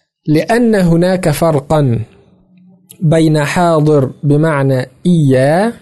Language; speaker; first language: Arabic; non-native, fluent; Indonesian